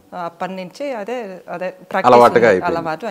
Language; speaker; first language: Telugu; non-native, fluent; Finnish